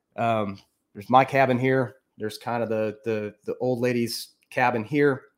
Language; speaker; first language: English; native; English